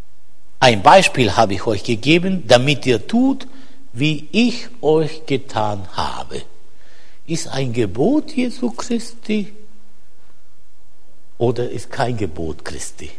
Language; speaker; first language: German; non-native, fluent; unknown